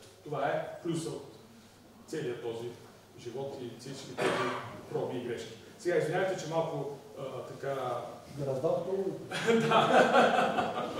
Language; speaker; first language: Bulgarian; native; Bulgarian